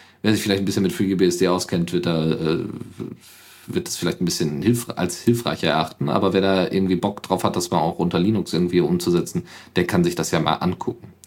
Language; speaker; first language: German; native; German